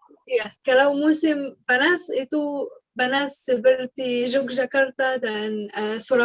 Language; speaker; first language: Indonesian; non-native, learner; Arabic